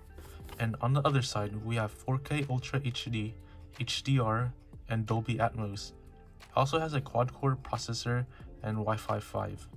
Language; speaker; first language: English; native; English